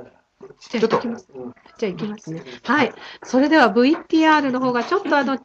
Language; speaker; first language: Japanese; native; Japanese